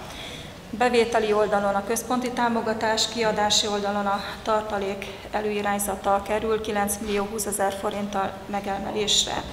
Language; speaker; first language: Hungarian; native; Hungarian